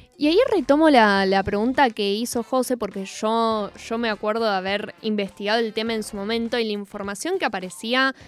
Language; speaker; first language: Spanish; native; Spanish